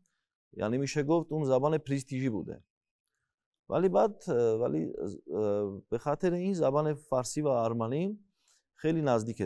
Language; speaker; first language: Persian; non-native, fluent; Armenian